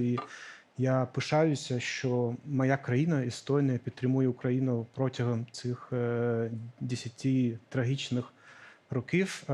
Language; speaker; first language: Ukrainian; non-native, fluent; Estonian